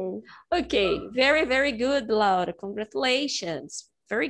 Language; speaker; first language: English; non-native, fluent; Portuguese